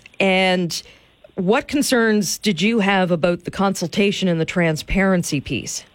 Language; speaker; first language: English; native; English